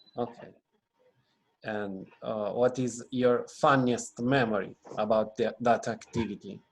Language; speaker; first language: English; non-native, fluent; Italian